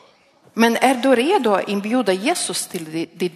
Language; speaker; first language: Swedish; non-native, learner; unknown